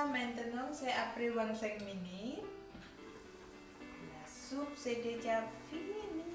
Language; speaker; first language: French; non-native, learner; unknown